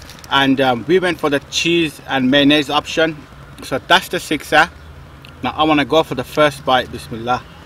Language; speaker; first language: English; early bilingual, other home language; Hindi